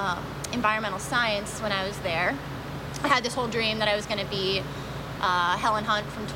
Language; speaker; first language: English; native; English